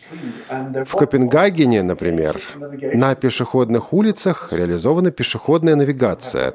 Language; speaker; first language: Russian; non-native, fluent; German